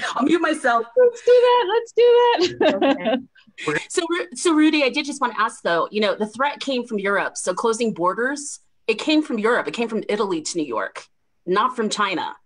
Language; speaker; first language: English; native; English